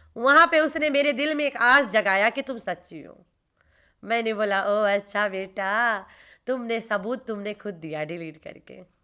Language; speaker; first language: Urdu; non-native, local second language; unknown